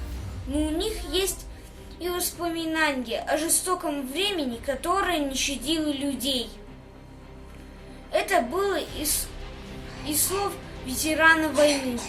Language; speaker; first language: Russian; native; Russian